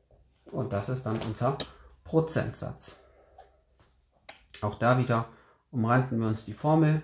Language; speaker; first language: German; native; German